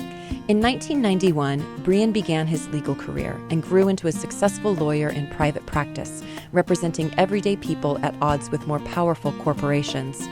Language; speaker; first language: English; native; English